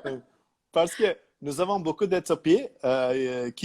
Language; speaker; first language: French; non-native, learner; Turkish